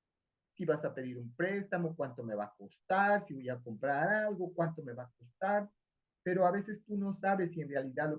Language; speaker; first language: Spanish; native; Spanish